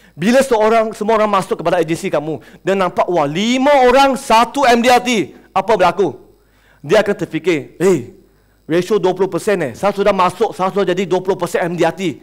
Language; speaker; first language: Malay; non-native, local second language; Chinese